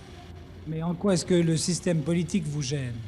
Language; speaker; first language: French; native; French